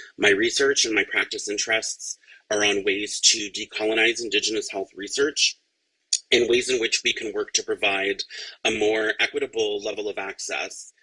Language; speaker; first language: English; native; English